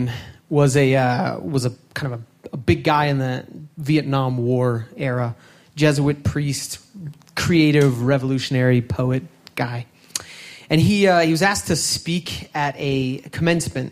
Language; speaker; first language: English; native; English